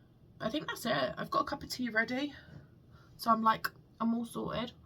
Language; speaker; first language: English; native; English